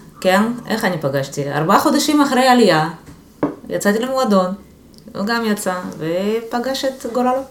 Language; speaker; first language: Hebrew; non-native, fluent; Russian